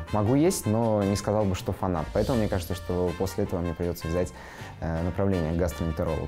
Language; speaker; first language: Russian; native; Russian